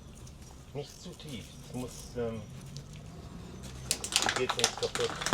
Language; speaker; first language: German; native; German